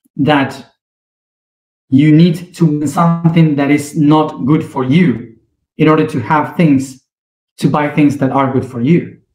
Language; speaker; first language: English; non-native, fluent; Spanish